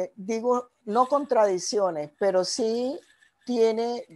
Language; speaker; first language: Spanish; native; Spanish